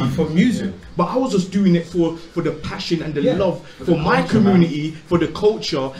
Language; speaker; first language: English; native; English